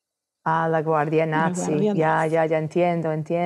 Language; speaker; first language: Spanish; non-native, fluent; English